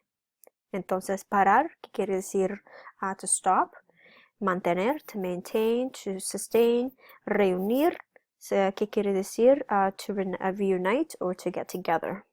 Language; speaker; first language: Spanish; non-native, fluent; English